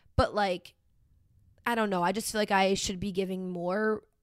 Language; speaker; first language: English; native; English